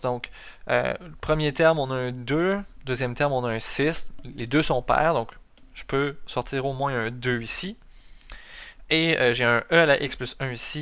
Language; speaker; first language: French; native; French